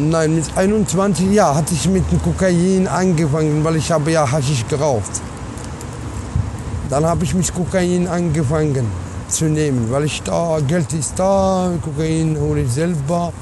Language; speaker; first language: German; non-native, learner; Arabic